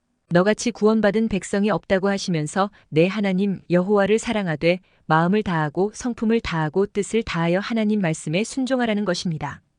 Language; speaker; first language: Korean; native; Korean